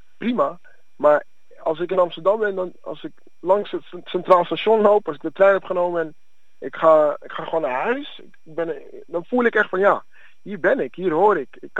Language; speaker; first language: Dutch; early bilingual, other home language; Akan